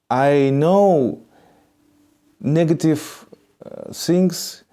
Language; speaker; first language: English; non-native, learner; Russian